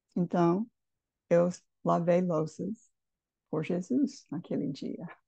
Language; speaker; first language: Portuguese; non-native, fluent; English